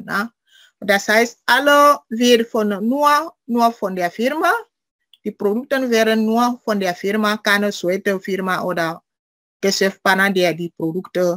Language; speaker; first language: German; non-native, fluent; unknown